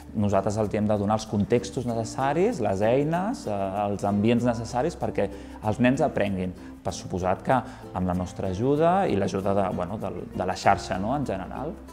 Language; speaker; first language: Catalan; native; Catalan